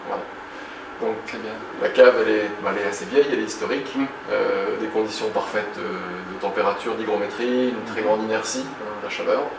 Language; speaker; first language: French; native; French